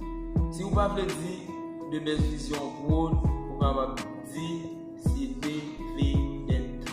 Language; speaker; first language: French; non-native, learner; Haitian Creole